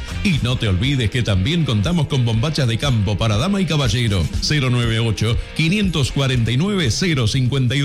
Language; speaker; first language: Spanish; native; Spanish